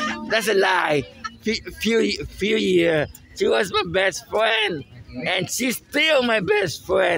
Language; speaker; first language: English; non-native, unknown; Spanish